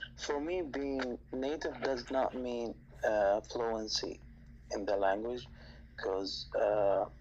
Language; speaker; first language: English; non-native, fluent; Arabic